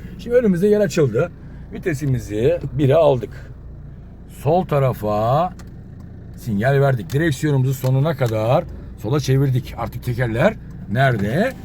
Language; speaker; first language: Turkish; native; Turkish